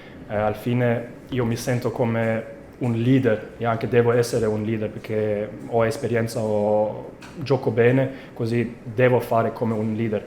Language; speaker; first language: Italian; non-native, fluent; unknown